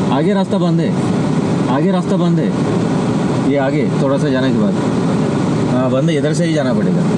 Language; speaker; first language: Hindi; non-native, local second language; Telugu